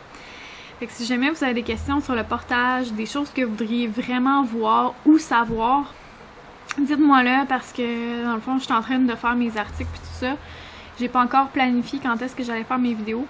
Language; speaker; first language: French; native; French